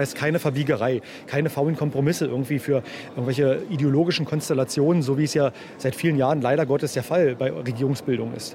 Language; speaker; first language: German; native; German